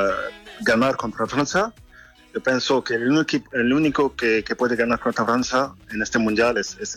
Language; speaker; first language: Spanish; non-native, fluent; French